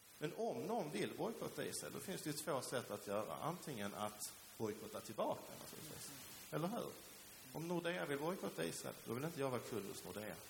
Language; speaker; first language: Swedish; early bilingual, other home language; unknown